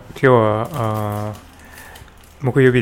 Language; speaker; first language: Japanese; non-native, learner; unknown